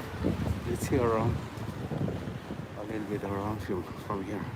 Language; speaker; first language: English; non-native, learner; Spanish